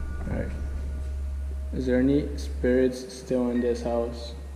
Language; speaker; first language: English; early bilingual, other home language; Spanish